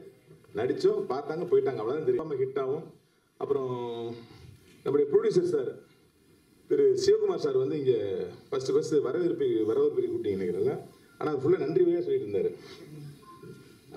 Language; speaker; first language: Tamil; native; Tamil